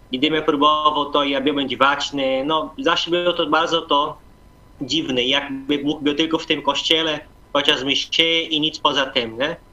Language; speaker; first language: Polish; non-native, fluent; Portuguese